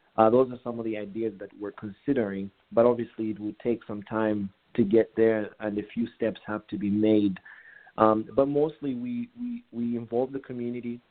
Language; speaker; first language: English; non-native, local second language; Bemba